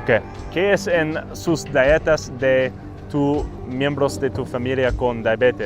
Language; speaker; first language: Spanish; non-native, learner; English